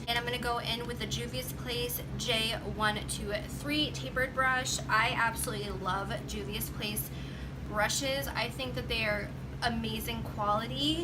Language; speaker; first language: English; native; English